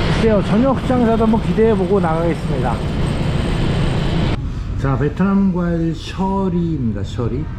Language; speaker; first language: Korean; native; Korean